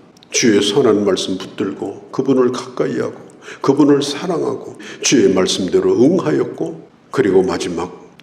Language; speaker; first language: Korean; native; Korean